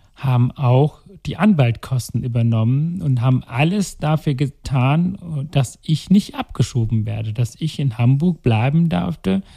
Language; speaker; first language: German; non-native, local second language; Tamil